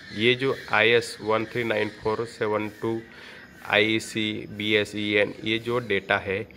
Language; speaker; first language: Hindi; non-native, local second language; Gujarati